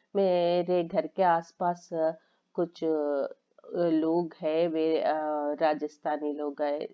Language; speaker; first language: Hindi; non-native, local second language; Telugu